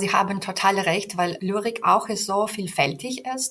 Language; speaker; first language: German; non-native, fluent; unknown